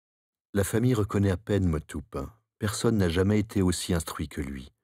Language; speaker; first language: French; native; French